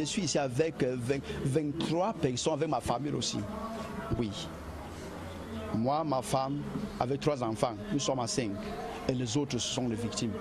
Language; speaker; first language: French; non-native, local second language; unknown